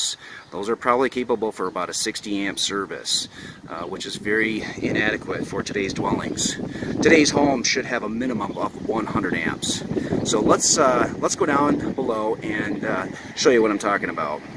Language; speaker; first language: English; native; English